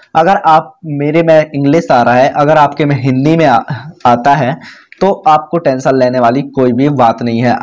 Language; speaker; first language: Hindi; native; Hindi